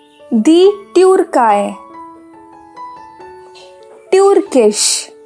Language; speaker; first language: German; non-native, fluent; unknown